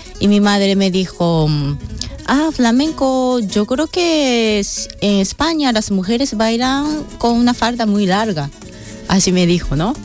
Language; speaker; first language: Spanish; non-native, fluent; Japanese